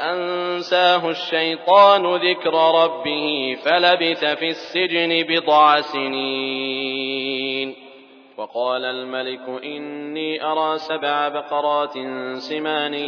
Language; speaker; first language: Arabic; native; Arabic